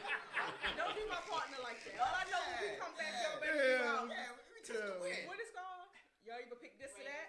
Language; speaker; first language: English; native; English